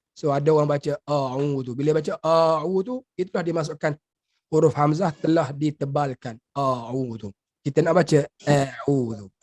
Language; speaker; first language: Malay; native; Malay